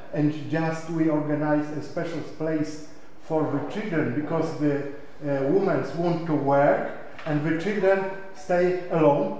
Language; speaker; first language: English; non-native, learner; Polish